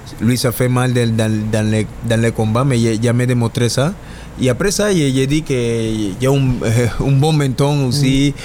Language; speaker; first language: French; non-native, learner; Spanish